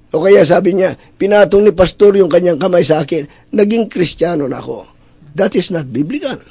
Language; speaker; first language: Filipino; non-native, local second language; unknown